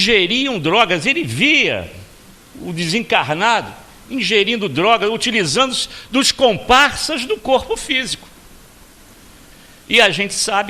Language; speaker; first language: Portuguese; native; Portuguese